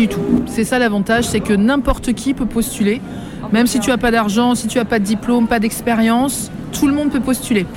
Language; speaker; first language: French; native; French